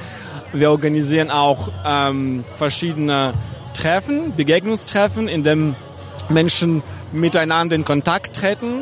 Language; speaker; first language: German; non-native, fluent; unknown